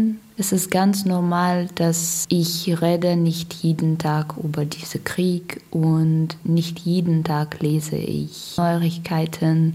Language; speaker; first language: German; non-native, learner; Russian